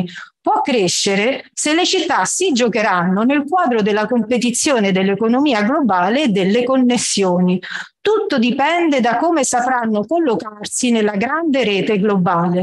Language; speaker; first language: Italian; native; Italian